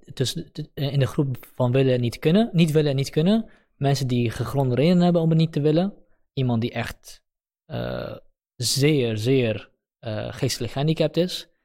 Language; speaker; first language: Dutch; early bilingual, other home language; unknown